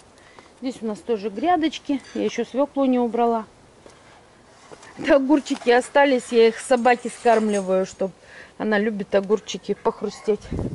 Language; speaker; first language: Russian; native; Russian